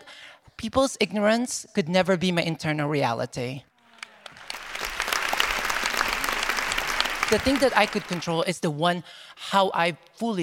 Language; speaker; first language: English; non-native, local second language; Filipino